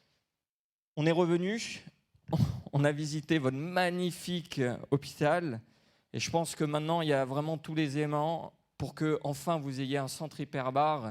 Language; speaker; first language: French; native; French